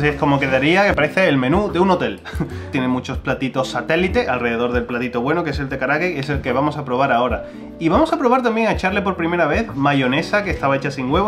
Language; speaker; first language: Spanish; native; Spanish